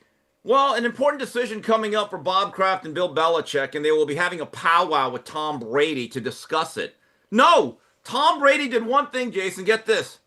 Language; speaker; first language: English; native; English